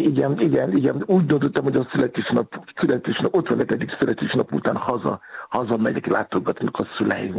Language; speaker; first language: Hungarian; non-native, fluent; Yoruba